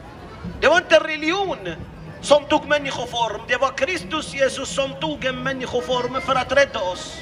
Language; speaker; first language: Swedish; non-native, fluent; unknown